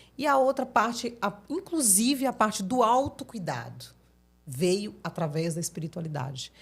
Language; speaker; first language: Portuguese; native; Portuguese